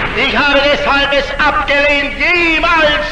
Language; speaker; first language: German; native; German